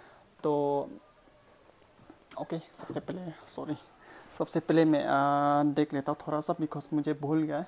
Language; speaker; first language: Hindi; non-native, local second language; Khasi